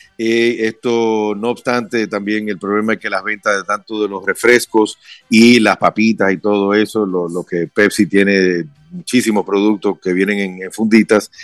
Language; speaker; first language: Spanish; native; Spanish